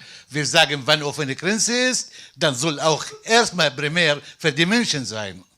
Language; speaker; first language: German; non-native, fluent; Arabic